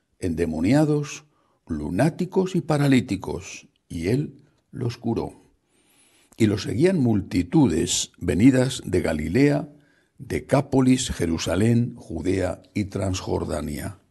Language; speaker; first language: Spanish; native; Spanish